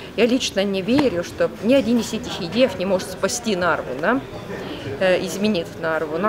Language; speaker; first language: Russian; non-native, fluent; Estonian